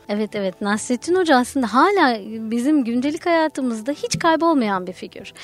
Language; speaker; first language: Turkish; native; Turkish